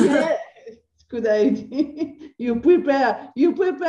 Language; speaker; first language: English; non-native, learner; French